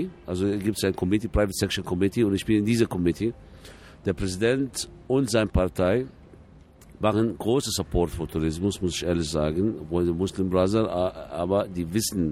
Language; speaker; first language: German; non-native, fluent; Arabic